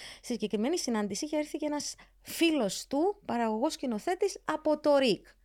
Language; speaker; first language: Greek; native; Greek